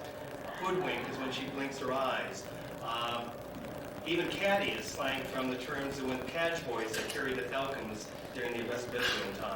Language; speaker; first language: English; native; English